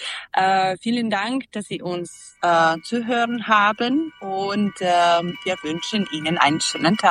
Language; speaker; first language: German; non-native, fluent; Serbian